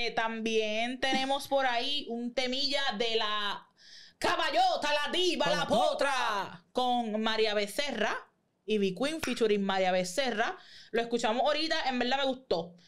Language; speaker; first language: Spanish; native; Spanish